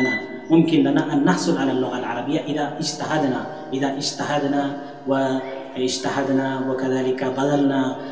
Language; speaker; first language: Arabic; non-native, fluent; Urdu